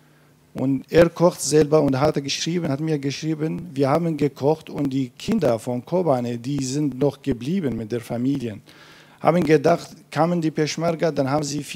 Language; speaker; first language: German; non-native, fluent; Kurdish